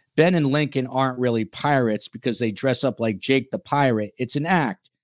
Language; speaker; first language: English; native; English